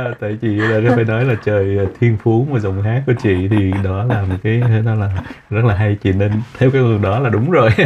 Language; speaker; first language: Vietnamese; native; Vietnamese